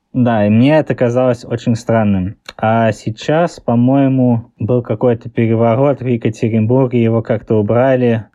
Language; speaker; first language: Russian; early bilingual, heritage; Russian